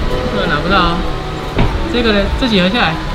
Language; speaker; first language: Chinese; native; Chinese